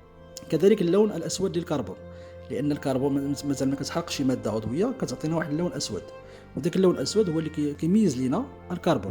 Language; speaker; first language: Arabic; native; Arabic